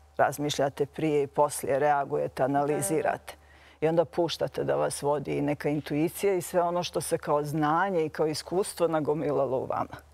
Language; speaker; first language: Croatian; native; Croatian